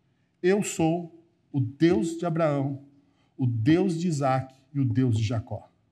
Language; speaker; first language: Portuguese; native; Portuguese